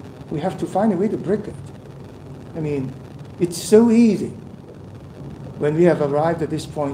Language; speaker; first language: English; non-native, local second language; Cantonese